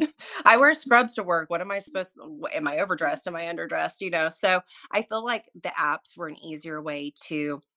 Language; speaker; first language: English; native; English